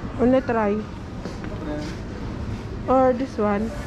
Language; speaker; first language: English; non-native, learner; Filipino